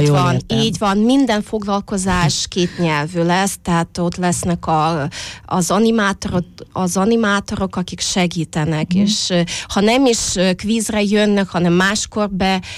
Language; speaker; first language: Hungarian; non-native, fluent; Russian